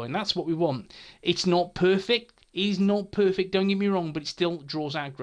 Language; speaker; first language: English; native; English